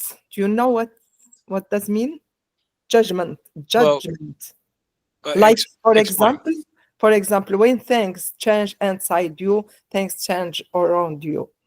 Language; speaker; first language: English; non-native, learner; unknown